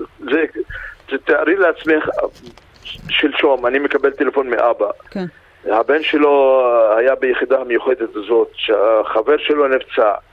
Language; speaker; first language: Hebrew; non-native, local second language; Arabic